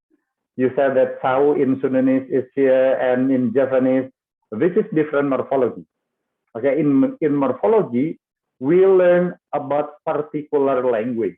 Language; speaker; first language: English; non-native, fluent; Indonesian